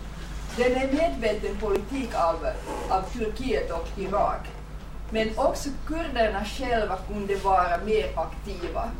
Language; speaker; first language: Swedish; non-native, fluent; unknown